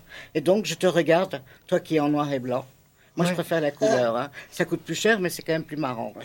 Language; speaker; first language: French; native; French